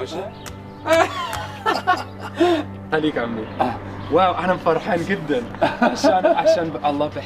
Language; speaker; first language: Arabic; non-native, learner; English